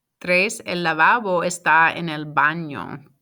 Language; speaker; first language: Spanish; non-native, fluent; English